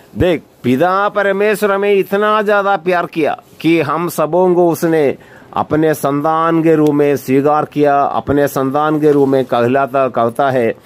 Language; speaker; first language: Hindi; non-native, local second language; Malayalam